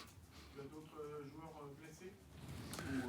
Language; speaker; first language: French; native; French